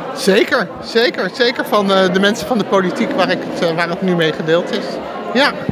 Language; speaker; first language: Dutch; native; Dutch